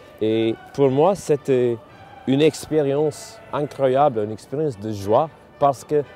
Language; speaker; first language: French; non-native, fluent; English